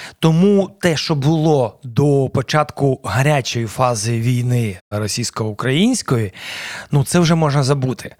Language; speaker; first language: Ukrainian; non-native, local second language; Russian